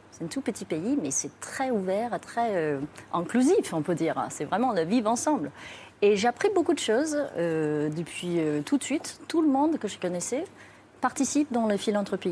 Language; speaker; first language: French; non-native, fluent; Chinese